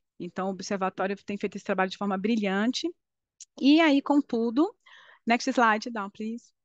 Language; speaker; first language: Portuguese; native; Portuguese